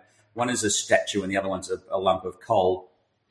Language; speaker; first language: English; native; English